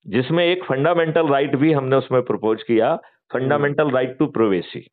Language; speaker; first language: Hindi; native; Hindi